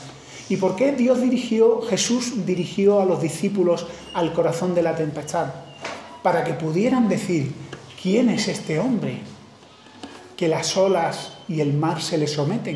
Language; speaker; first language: Spanish; native; Spanish